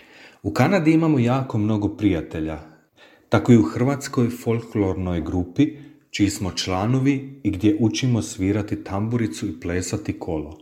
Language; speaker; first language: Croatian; early bilingual, heritage; Croatian